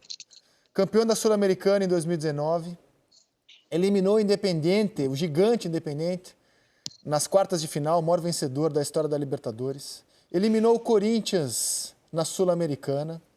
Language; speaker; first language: Portuguese; native; Portuguese